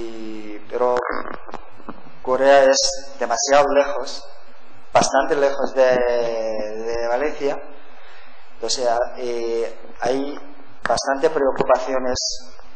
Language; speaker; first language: Spanish; non-native, learner; Korean